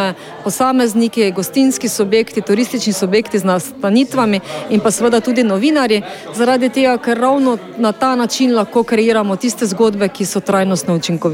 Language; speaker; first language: Slovenian; native; Slovenian